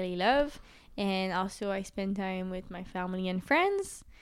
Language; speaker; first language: English; native; English